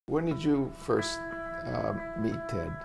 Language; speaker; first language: English; native; English